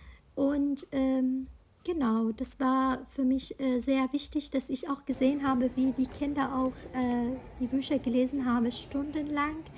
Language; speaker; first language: German; non-native, fluent; Arabic